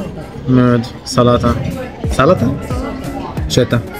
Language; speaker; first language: Russian; non-native, learner; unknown